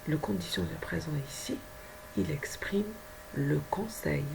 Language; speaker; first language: French; non-native, local second language; Arabic